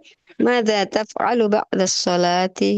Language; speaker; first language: Arabic; non-native, learner; Indonesian